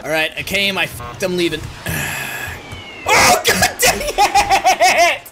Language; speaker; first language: English; native; English